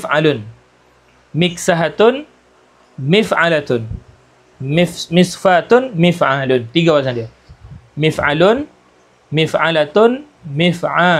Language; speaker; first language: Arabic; non-native, fluent; Malay